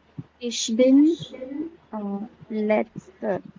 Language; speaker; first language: German; non-native, learner; Tamil